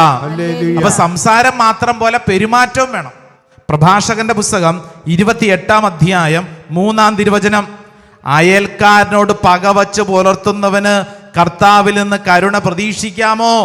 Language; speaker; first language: Malayalam; native; Malayalam